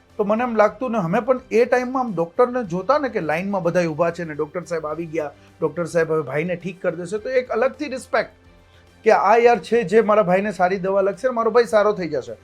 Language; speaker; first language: Gujarati; native; Gujarati